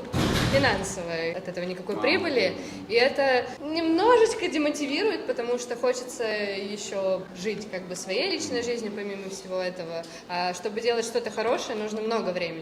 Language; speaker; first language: Russian; native; Russian